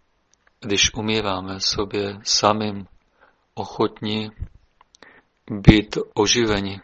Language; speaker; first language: Czech; native; Czech